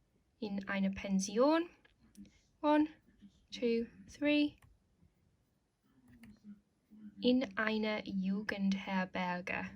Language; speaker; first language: German; non-native, fluent; English